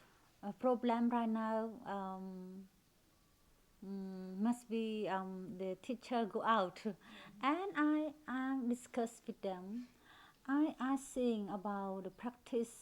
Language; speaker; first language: English; non-native, learner; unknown